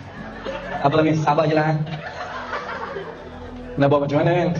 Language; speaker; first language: Malay; native; Malay